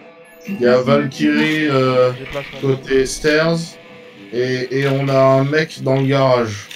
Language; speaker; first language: French; native; French